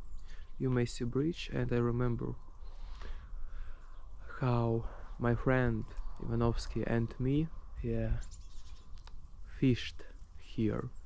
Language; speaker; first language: English; non-native, fluent; Russian